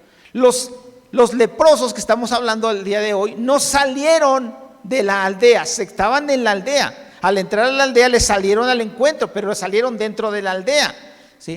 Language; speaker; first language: Spanish; native; Spanish